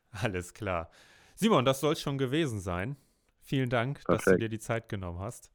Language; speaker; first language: German; native; German